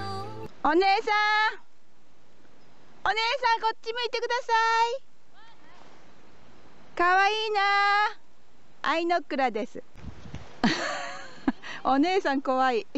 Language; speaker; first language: Japanese; non-native, learner; German